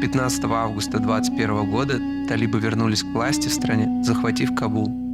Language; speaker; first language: Russian; native; Russian